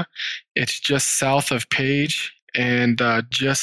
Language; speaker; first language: English; early bilingual, other home language; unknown